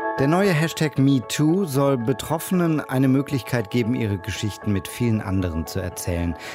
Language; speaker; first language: German; native; German